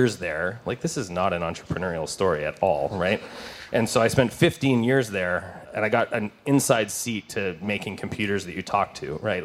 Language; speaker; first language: English; native; English